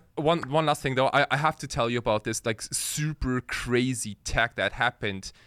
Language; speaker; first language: English; early bilingual, other home language; Japanese